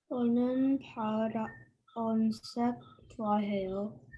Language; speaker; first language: Korean; non-native, learner; English